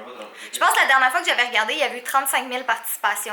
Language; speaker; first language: French; native; French